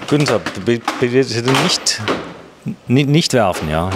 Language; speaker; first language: German; native; German